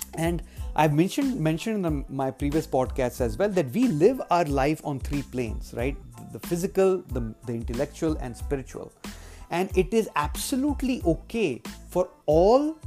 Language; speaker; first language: English; non-native, local second language; Hindi